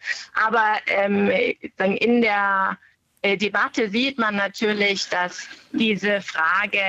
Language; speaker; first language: German; native; German